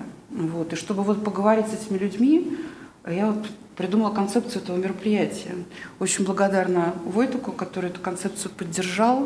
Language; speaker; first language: Russian; native; Russian